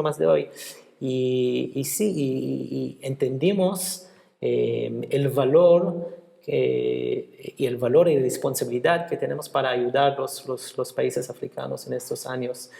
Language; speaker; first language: Spanish; non-native, fluent; Hebrew